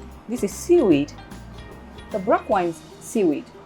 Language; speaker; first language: English; non-native, learner; Japanese